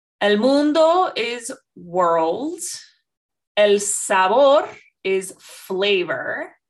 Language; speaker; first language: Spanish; non-native, fluent; English